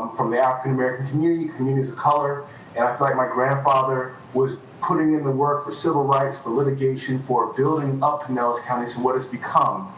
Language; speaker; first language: English; native; English